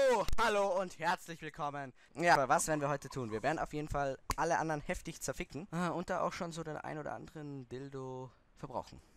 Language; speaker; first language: German; native; German